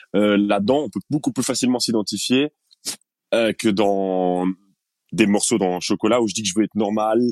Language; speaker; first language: French; native; French